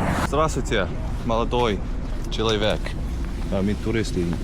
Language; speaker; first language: Russian; non-native, learner; English